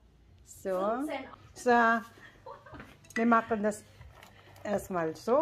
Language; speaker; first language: German; non-native, learner; Filipino